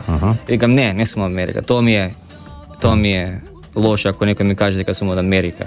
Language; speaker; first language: Macedonian; early bilingual, heritage; Macedonian